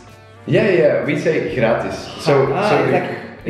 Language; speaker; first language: English; non-native, fluent; Dutch